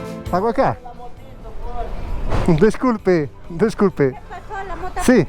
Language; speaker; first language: Spanish; non-native, learner; Italian